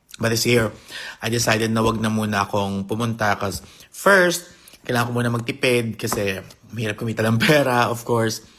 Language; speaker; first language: Filipino; native; Filipino